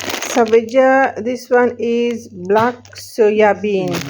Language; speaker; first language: English; non-native, local second language; Morisyen